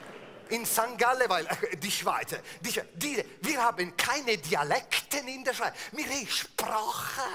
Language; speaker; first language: German; non-native, fluent; Italian